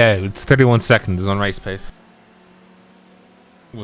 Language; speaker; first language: English; native; English